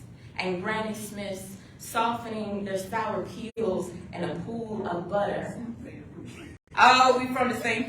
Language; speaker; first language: English; native; English